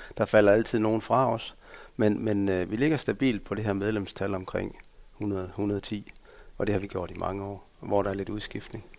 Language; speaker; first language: Danish; native; Danish